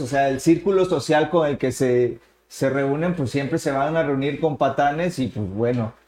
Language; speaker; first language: Spanish; native; Spanish